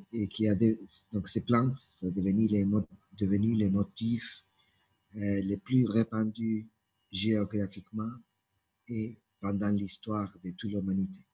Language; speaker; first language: French; non-native, fluent; Spanish